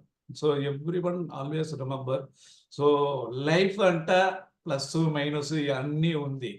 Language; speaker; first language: Telugu; non-native, local second language; Tamil